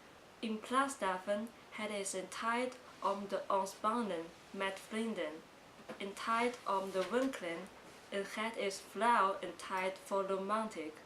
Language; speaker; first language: Dutch; non-native, learner; Chinese